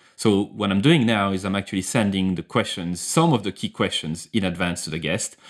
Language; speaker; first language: English; non-native, fluent; French